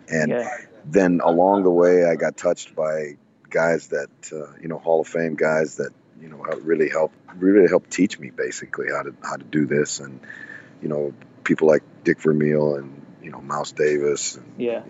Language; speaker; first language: English; native; English